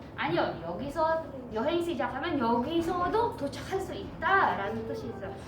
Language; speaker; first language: Korean; non-native, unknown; Filipino